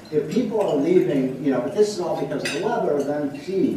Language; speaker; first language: English; native; English